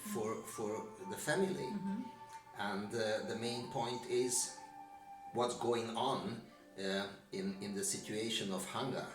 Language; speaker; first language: English; non-native, learner; Hungarian